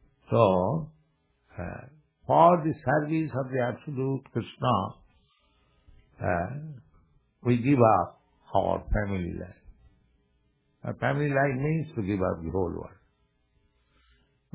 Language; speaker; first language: English; non-native, local second language; Bangla